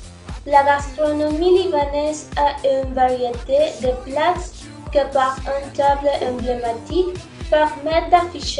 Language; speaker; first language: French; non-native, learner; Spanish